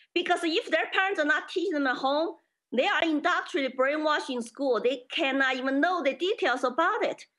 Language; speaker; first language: English; non-native, fluent; Chinese